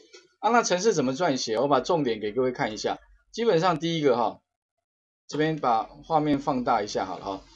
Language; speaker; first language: Chinese; native; Chinese